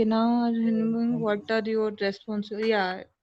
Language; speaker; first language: English; non-native, learner; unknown